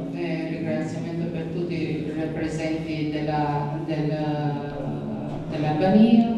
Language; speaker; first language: Italian; non-native, learner; Albanian